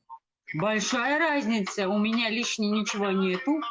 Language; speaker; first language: Russian; non-native, learner; Uzbek